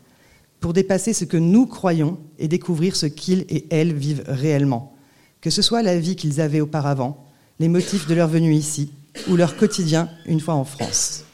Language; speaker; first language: French; native; French